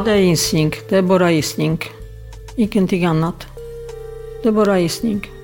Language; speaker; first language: Swedish; non-native, fluent; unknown